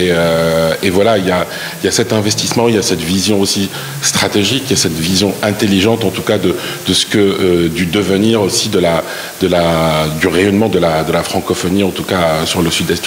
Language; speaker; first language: French; non-native, local second language; Arabic